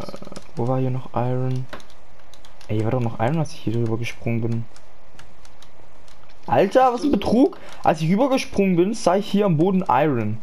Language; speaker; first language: German; native; German